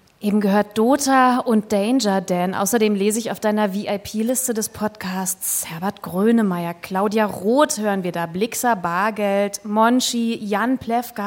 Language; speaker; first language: German; native; German